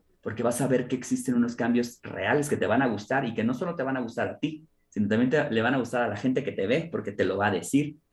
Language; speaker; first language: Spanish; native; Spanish